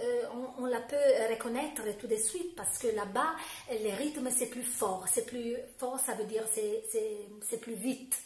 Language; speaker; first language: French; non-native, fluent; Italian